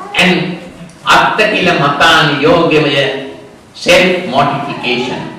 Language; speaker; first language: English; non-native, local second language; Sinhala